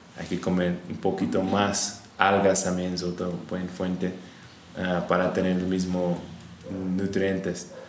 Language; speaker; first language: Spanish; non-native, fluent; English